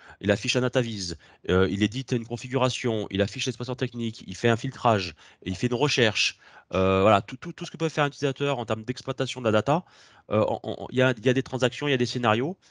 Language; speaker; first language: French; native; French